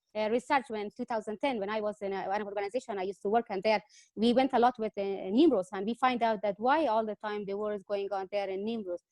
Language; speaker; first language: English; non-native, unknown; Persian